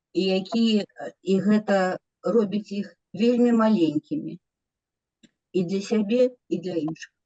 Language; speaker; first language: Belarusian; non-native, local second language; Russian